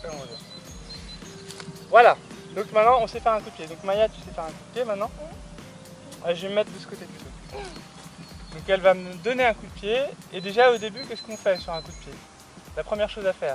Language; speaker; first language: French; native; French